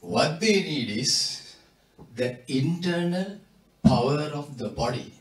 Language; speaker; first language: English; non-native, local second language; Sinhala